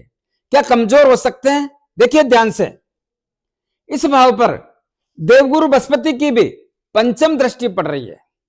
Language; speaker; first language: Hindi; native; Hindi